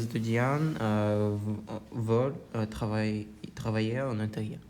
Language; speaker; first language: French; non-native, learner; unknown